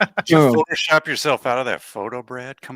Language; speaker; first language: English; native; English